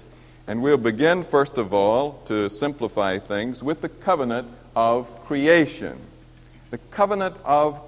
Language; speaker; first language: English; native; English